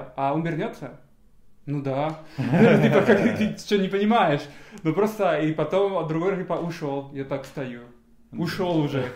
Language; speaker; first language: Russian; non-native, fluent; Spanish